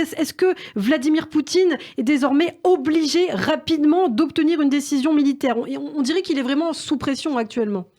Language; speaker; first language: French; native; French